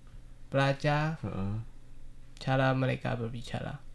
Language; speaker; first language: Indonesian; non-native, learner; Chinese